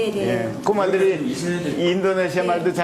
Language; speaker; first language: Korean; native; Korean